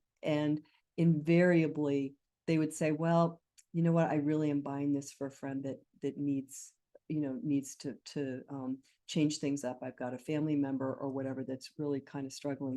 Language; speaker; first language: English; native; English